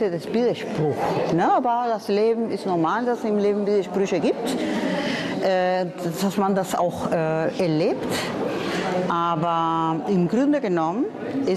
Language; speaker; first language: German; non-native, fluent; Spanish